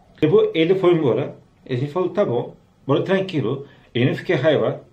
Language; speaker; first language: Portuguese; non-native, learner; Turkish